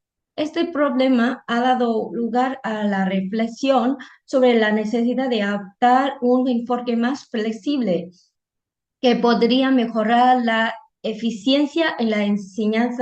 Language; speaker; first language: Spanish; non-native, fluent; Vietnamese